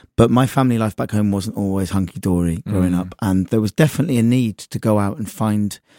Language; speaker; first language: English; native; English